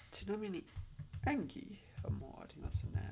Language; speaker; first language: Japanese; non-native, learner; English